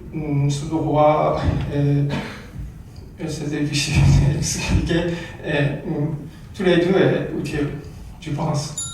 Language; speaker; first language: French; non-native, learner; Japanese